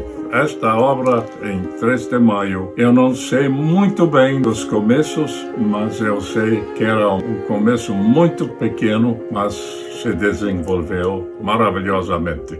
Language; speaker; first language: Portuguese; non-native, fluent; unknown